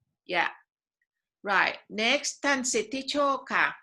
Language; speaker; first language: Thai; native; Thai